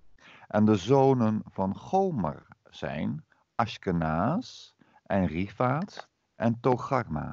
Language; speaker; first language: Dutch; native; Dutch